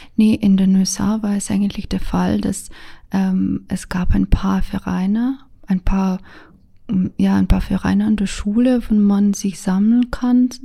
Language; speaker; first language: German; non-native, fluent; Russian